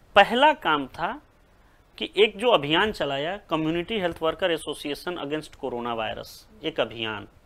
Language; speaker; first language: Hindi; native; Hindi